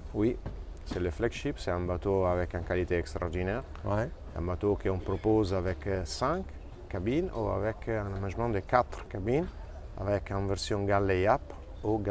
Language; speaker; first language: French; non-native, fluent; Italian